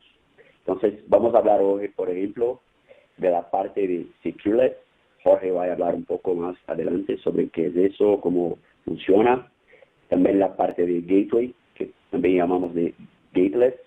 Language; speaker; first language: Spanish; non-native, fluent; Portuguese